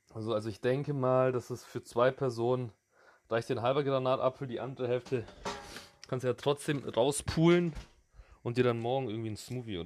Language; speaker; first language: German; native; German